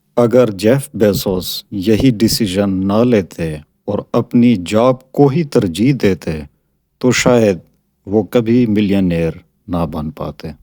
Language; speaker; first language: Urdu; non-native, local second language; Saraiki